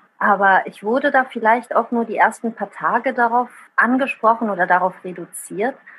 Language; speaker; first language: German; early bilingual, other home language; Italian